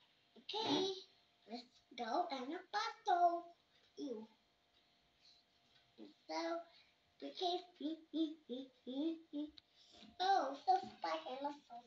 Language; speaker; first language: English; non-native, learner; Indonesian